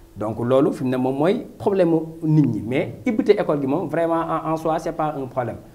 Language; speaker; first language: French; non-native, local second language; Wolof